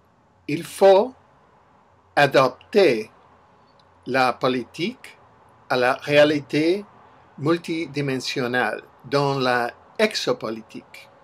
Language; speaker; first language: French; non-native, learner; English